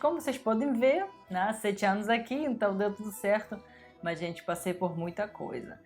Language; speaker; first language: Portuguese; non-native, fluent; Russian